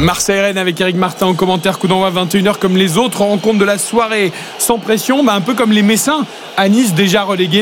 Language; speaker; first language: French; native; French